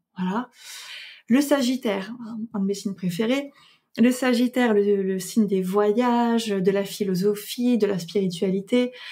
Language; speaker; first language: French; native; French